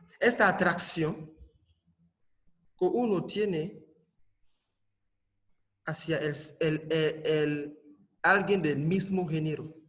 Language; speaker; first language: Spanish; non-native, fluent; French